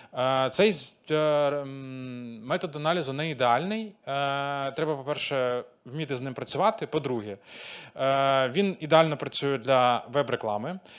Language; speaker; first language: Ukrainian; non-native, local second language; Russian